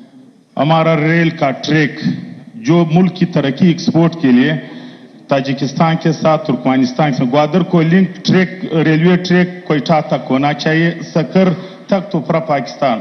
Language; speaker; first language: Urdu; non-native, local second language; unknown